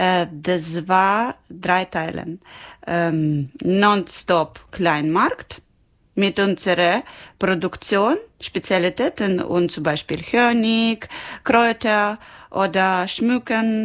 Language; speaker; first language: German; non-native, learner; Ukrainian